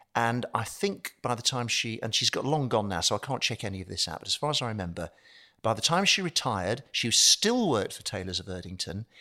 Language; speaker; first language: English; native; English